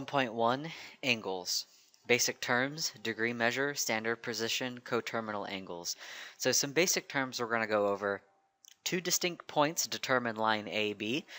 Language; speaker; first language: English; native; English